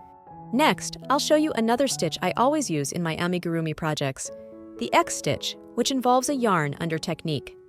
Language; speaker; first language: English; non-native, fluent; Chinese